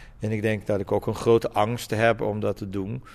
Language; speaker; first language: Dutch; non-native, fluent; Portuguese